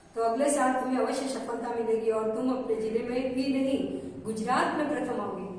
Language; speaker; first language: Hindi; non-native, local second language; Gujarati